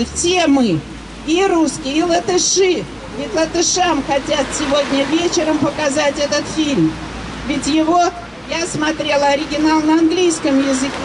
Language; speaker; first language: Russian; native; Russian